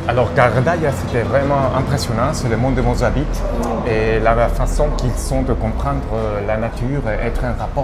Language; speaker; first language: French; non-native, fluent; Spanish